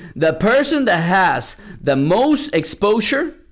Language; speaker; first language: English; early bilingual, other home language; Spanish